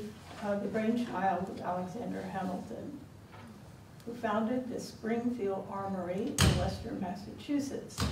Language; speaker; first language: English; native; English